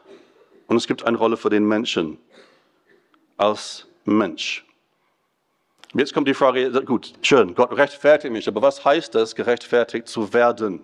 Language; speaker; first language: German; non-native, fluent; English